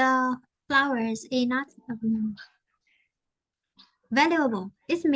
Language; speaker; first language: English; non-native, fluent; Vietnamese